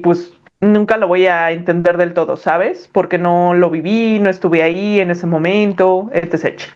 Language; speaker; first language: Spanish; native; Spanish